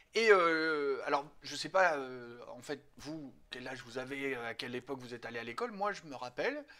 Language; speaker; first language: French; native; French